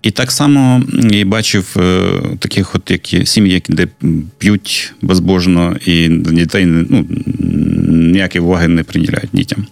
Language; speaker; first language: Ukrainian; non-native, local second language; Russian